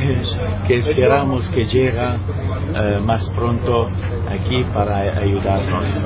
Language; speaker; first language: Spanish; non-native, fluent; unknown